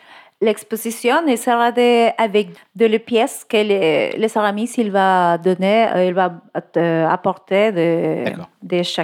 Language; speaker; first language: French; non-native, learner; Spanish